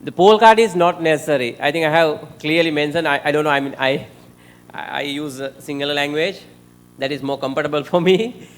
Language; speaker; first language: English; non-native, local second language; Sinhala